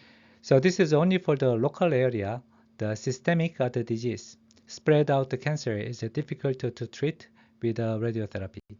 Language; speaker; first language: English; non-native, fluent; Korean